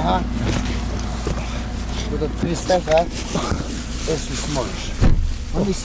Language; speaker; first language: Russian; non-native, local second language; Kyrgyz